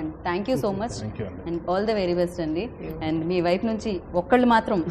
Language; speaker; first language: Telugu; native; Telugu